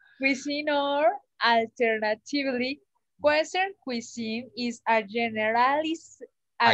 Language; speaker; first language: English; non-native, learner; Spanish